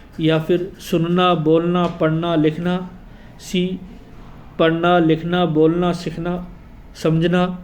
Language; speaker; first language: Urdu; native; Urdu